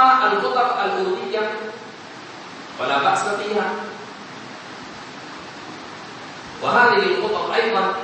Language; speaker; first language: Arabic; non-native, fluent; Urdu